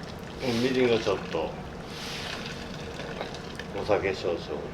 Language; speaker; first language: Japanese; native; Japanese